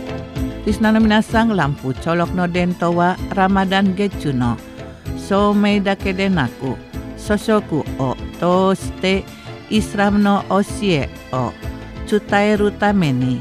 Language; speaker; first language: Japanese; non-native, fluent; Indonesian